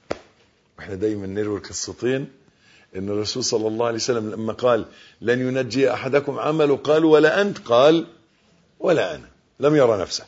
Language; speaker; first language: Arabic; native; Arabic